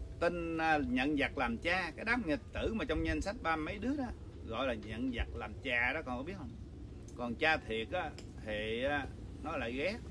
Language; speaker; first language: Vietnamese; early bilingual, other home language; English